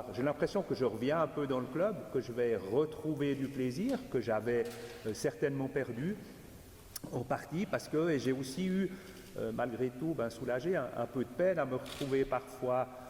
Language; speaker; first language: French; native; French